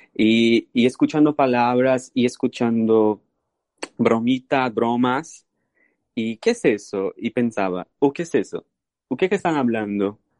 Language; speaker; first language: Spanish; non-native, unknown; Portuguese